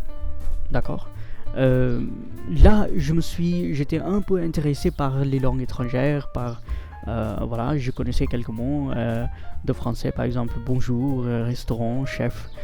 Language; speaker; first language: French; non-native, fluent; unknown